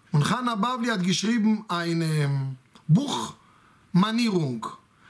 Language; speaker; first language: German; non-native, fluent; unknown